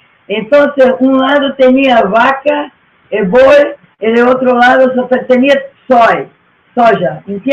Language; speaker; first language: Spanish; non-native, learner; Portuguese